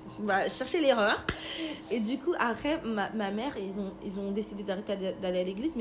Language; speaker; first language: French; early bilingual, other home language; Lingala